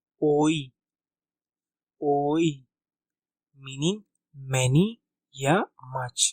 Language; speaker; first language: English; non-native, local second language; Hindi